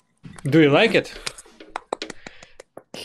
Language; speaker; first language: English; non-native, learner; Russian